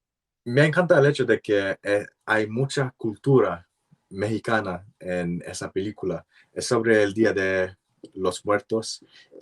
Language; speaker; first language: Spanish; non-native, learner; English